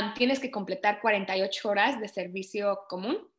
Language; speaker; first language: Spanish; early bilingual, other home language; English